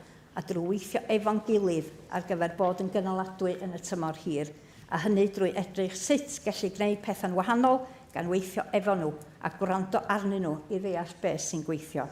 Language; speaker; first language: Welsh; native; Welsh